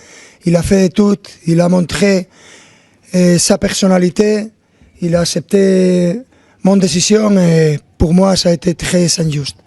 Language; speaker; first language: French; non-native, fluent; Spanish